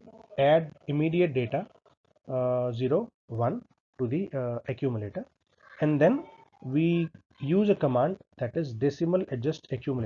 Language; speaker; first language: English; non-native, local second language; Hindi